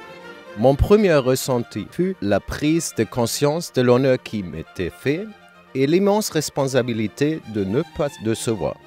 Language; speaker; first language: French; non-native, learner; German